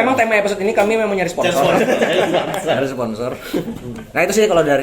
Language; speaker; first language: Indonesian; native; Indonesian